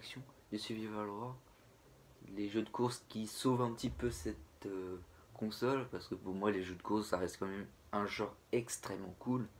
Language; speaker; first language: French; native; French